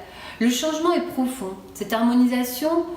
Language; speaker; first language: French; native; French